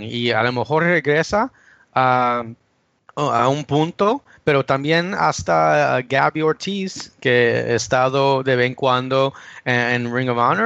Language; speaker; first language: Spanish; early bilingual, heritage; English